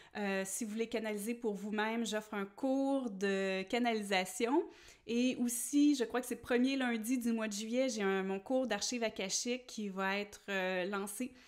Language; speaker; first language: French; native; French